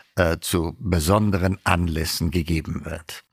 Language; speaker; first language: German; non-native, fluent; Amharic